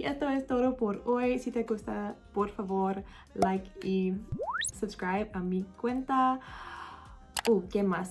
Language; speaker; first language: Spanish; non-native, learner; English